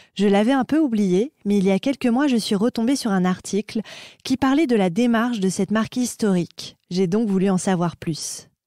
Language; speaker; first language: French; native; French